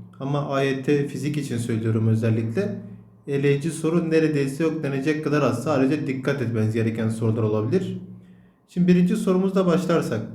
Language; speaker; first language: Turkish; native; Turkish